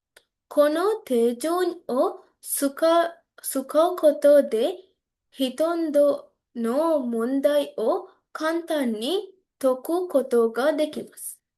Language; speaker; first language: Japanese; non-native, learner; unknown